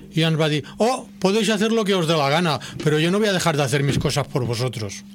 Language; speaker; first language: Spanish; non-native, local second language; Catalan